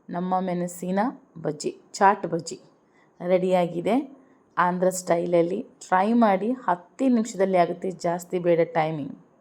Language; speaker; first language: Kannada; non-native, local second language; Urdu